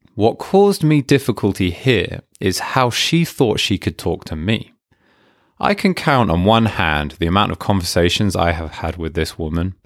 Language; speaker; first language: English; native; English